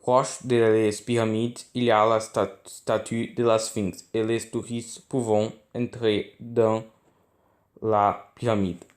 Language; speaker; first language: French; non-native, learner; Portuguese